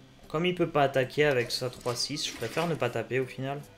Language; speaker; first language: French; native; French